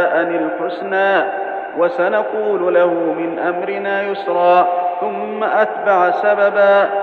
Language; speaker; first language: Arabic; native; Arabic